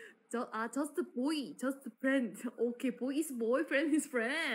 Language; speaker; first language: English; non-native, learner; Korean